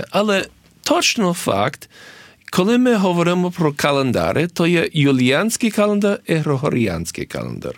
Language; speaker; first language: Ukrainian; early bilingual, heritage; English